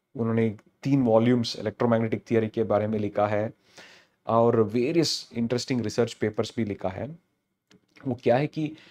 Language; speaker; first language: Hindi; non-native, local second language; Telugu